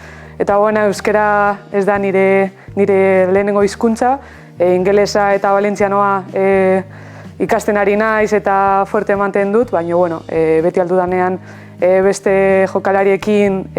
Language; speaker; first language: Basque; non-native, local second language; Spanish